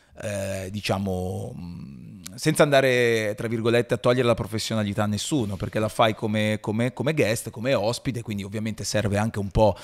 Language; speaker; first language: Italian; native; Italian